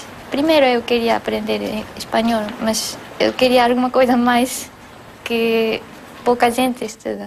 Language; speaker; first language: Portuguese; non-native, fluent; Japanese